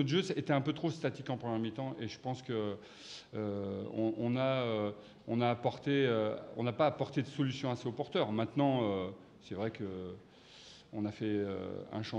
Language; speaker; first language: French; native; French